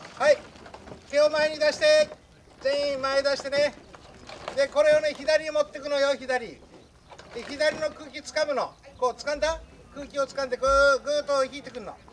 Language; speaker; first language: Japanese; native; Japanese